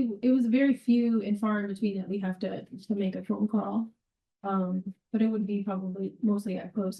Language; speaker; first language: English; native; English